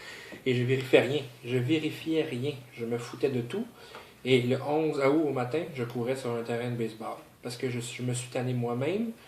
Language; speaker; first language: French; native; French